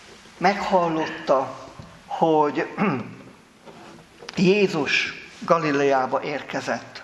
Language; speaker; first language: Hungarian; native; Hungarian